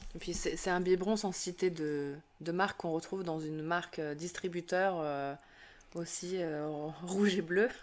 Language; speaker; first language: French; native; French